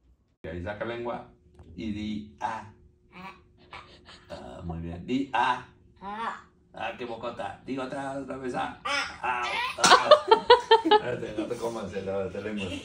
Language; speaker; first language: Spanish; non-native, fluent; Korean